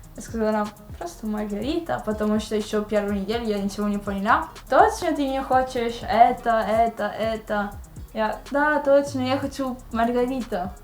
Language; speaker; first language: Russian; non-native, learner; Italian